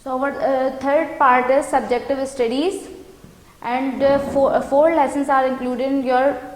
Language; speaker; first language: English; non-native, local second language; Urdu